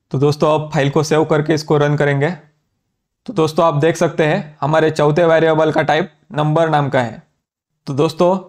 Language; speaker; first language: Hindi; native; Hindi